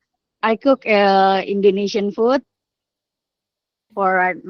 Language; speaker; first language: English; non-native, learner; Indonesian